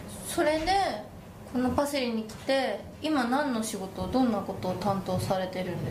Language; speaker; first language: Japanese; native; Japanese